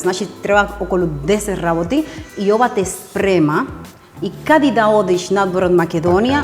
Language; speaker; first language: Macedonian; non-native, learner; Spanish